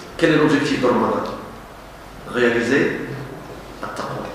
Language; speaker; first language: French; non-native, local second language; Arabic